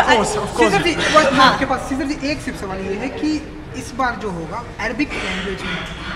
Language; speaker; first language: Hindi; native; Hindi